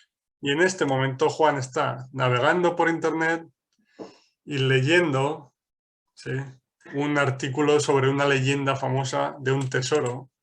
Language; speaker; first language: Spanish; non-native, fluent; English